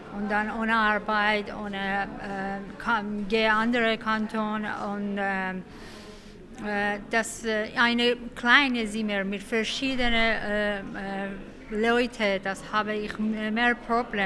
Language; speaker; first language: German; non-native, learner; Persian